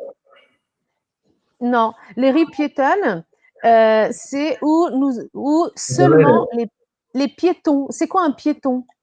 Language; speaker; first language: French; non-native, fluent; Portuguese